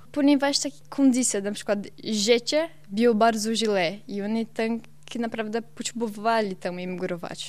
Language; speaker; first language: Polish; non-native, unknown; Portuguese